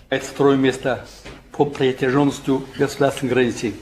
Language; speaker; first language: Russian; non-native, local second language; Tajik